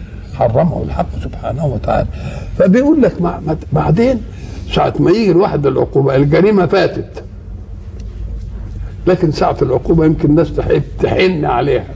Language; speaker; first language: Arabic; native; Arabic